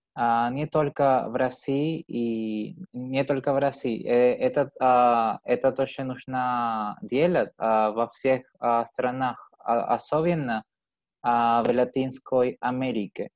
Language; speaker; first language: Russian; non-native, learner; Spanish